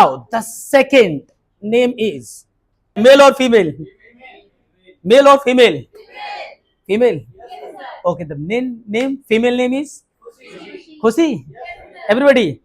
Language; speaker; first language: English; non-native, fluent; Hindi